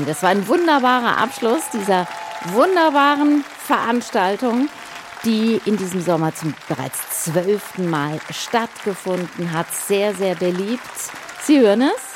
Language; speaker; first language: German; native; German